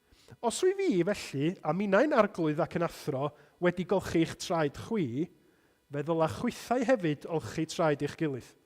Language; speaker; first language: Welsh; native; Welsh